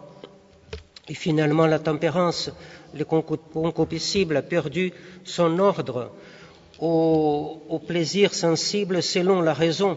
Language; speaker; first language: French; non-native, fluent; Portuguese